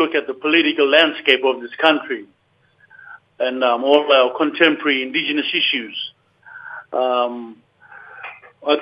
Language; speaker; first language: English; native; English